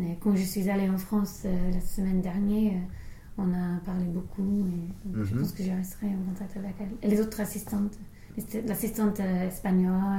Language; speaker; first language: French; non-native, fluent; English